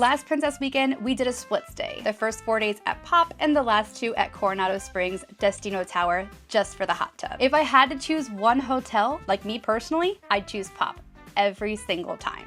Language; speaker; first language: English; native; English